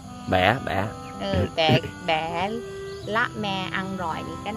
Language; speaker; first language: Vietnamese; non-native, learner; Thai